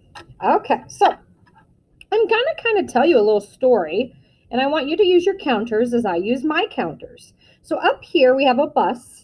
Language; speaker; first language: English; native; English